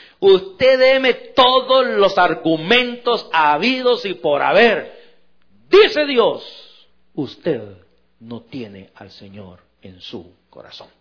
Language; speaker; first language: Spanish; native; Spanish